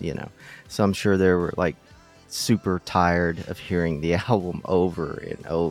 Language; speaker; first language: English; native; English